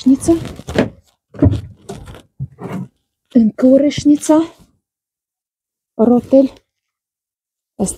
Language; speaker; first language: Romanian; non-native, learner; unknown